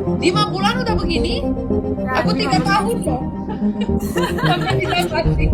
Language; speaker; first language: Indonesian; non-native, fluent; Romanian